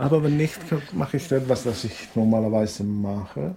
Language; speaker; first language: German; non-native, fluent; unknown